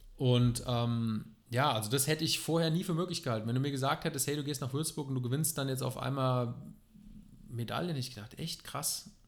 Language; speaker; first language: German; native; German